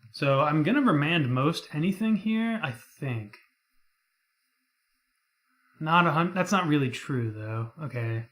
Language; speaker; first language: English; native; English